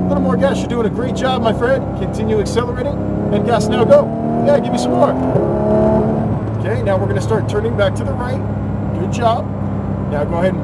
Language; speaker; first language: English; native; English